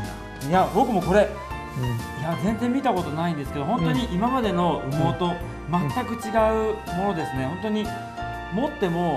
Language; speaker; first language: Japanese; native; Japanese